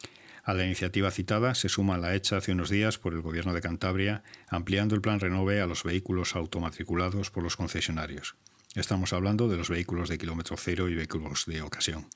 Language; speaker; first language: Spanish; native; Spanish